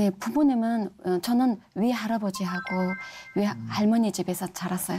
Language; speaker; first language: Korean; non-native, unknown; Mongolian